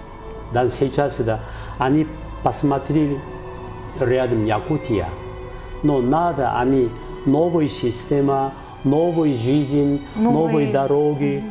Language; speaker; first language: Russian; non-native, learner; Korean